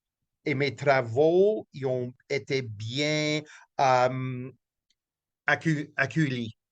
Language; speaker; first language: French; non-native, local second language; English